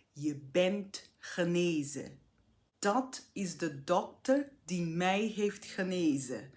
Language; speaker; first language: Dutch; non-native, fluent; Portuguese